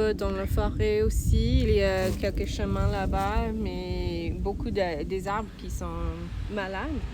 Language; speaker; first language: French; non-native, learner; English